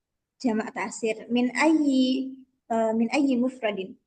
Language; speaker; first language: Arabic; non-native, fluent; Indonesian